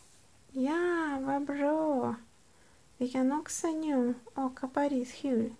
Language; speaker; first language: Swedish; non-native, learner; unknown